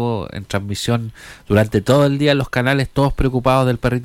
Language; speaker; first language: Spanish; native; Spanish